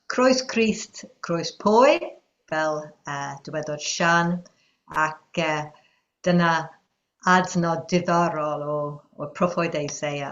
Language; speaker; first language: Welsh; non-native, fluent; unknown